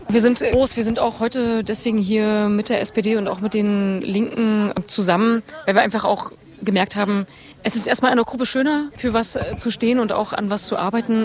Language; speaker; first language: German; native; German